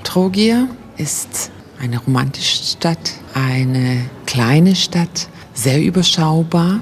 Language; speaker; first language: German; native; German